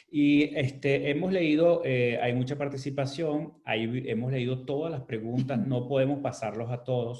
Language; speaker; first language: Spanish; native; Spanish